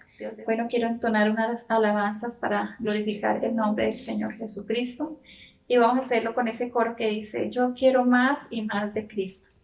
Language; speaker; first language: Spanish; native; Spanish